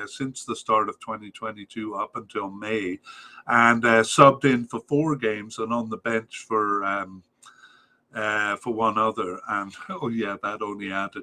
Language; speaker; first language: English; native; English